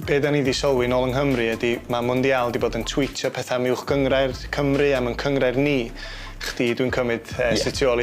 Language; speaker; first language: Welsh; native; Welsh